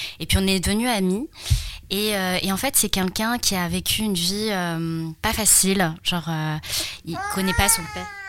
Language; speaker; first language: French; early bilingual, other home language; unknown